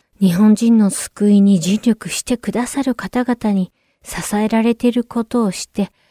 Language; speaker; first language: Japanese; native; Japanese